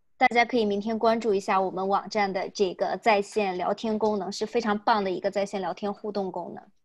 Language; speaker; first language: Chinese; native; Chinese